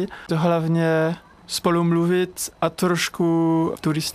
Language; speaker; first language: Czech; non-native, learner; French